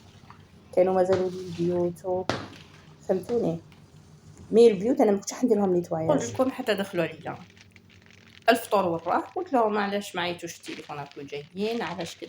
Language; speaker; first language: Arabic; native; Arabic